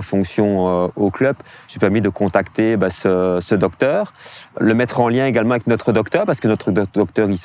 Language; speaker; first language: French; native; French